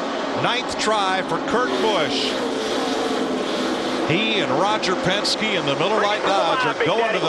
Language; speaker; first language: English; native; English